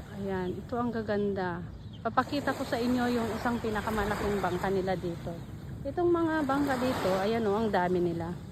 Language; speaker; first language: Filipino; non-native, local second language; Iloko